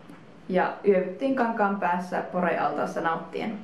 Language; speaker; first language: Finnish; native; Finnish